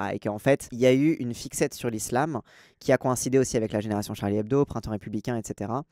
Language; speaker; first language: French; native; French